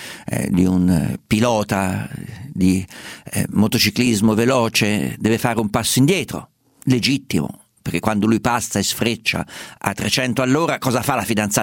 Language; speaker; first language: Italian; native; Italian